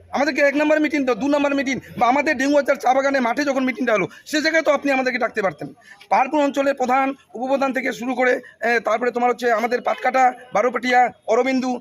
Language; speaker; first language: Bangla; non-native, local second language; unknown